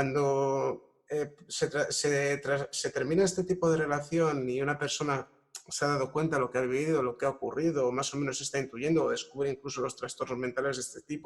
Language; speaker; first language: Spanish; native; Spanish